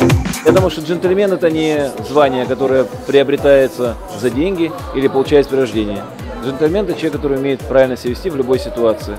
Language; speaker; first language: Russian; native; Russian